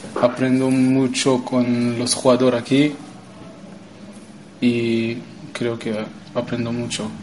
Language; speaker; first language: Spanish; non-native, learner; French